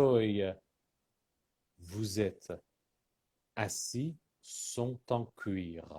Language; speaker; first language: French; non-native, fluent; Persian